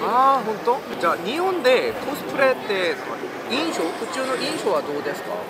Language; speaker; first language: Japanese; non-native, learner; Korean